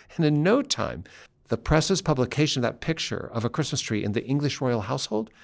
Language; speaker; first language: English; native; English